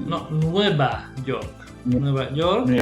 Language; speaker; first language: Spanish; non-native, fluent; English